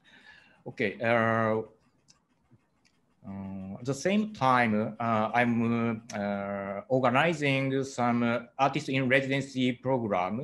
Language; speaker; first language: English; non-native, learner; Japanese